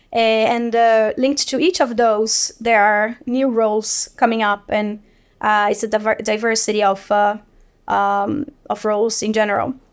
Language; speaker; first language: English; non-native, fluent; Portuguese